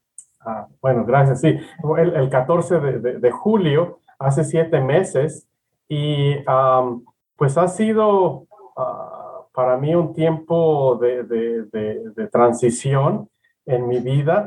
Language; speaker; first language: Spanish; native; Spanish